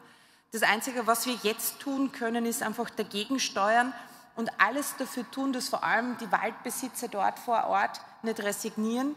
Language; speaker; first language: German; native; German